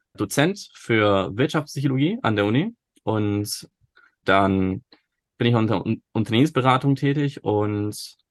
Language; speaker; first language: German; early bilingual, other home language; Russian